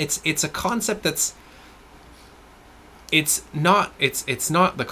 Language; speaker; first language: English; non-native, fluent; French